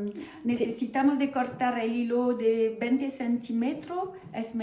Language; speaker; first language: Spanish; non-native, learner; French